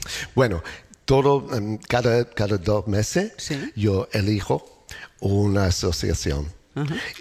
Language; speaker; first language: Spanish; non-native, learner; English